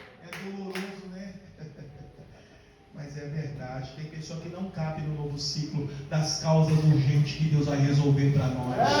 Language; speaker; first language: Portuguese; native; Portuguese